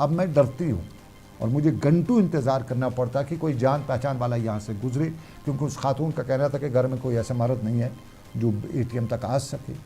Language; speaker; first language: Urdu; non-native, local second language; Kashmiri